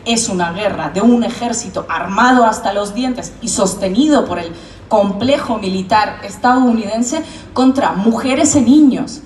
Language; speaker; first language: Spanish; non-native, fluent; Russian